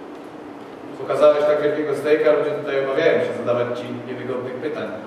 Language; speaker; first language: Polish; native; Polish